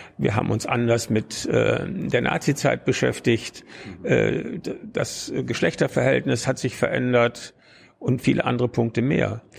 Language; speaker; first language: German; native; German